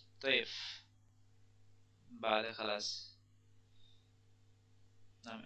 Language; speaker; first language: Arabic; non-native, learner; Bangla